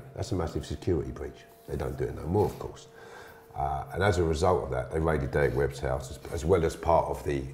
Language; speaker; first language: English; native; English